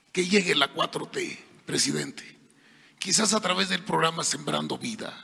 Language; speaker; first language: Spanish; native; Spanish